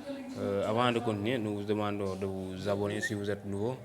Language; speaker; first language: French; non-native, local second language; Wolof